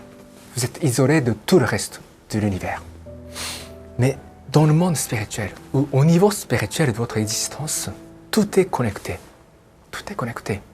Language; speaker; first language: French; non-native, fluent; Japanese